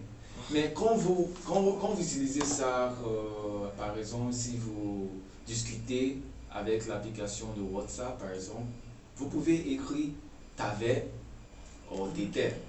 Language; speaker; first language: French; non-native, fluent; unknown